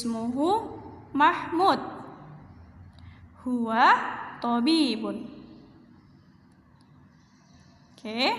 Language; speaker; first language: Arabic; non-native, fluent; Indonesian